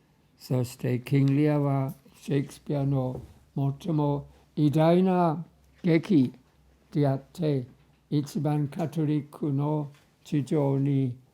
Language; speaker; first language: Japanese; non-native, fluent; English